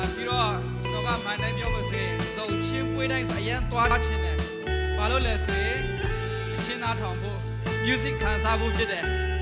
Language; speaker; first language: Burmese; non-native, local second language; Hakha Chin